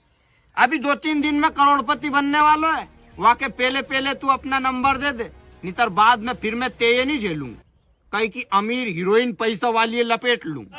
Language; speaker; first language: Hindi; native; Hindi